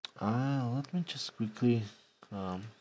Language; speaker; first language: English; non-native, fluent; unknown